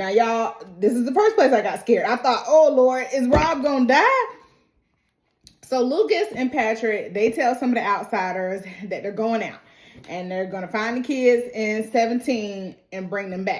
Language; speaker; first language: English; native; English